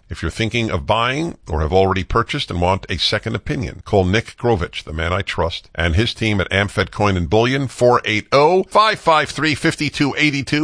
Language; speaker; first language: English; native; English